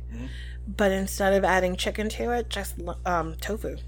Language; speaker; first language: English; early bilingual, other home language; Spanish